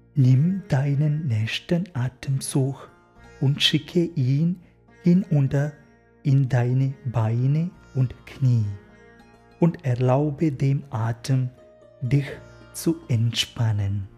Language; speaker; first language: German; non-native, learner; Malayalam